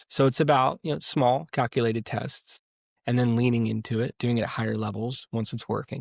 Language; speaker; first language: English; native; English